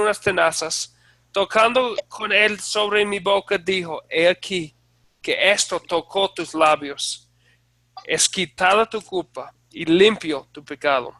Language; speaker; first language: Spanish; non-native, fluent; English